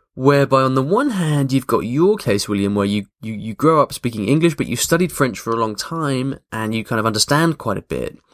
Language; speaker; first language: English; native; English